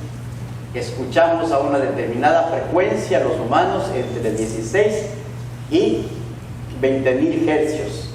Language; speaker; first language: Spanish; native; Spanish